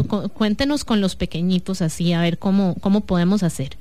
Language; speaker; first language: Spanish; native; Spanish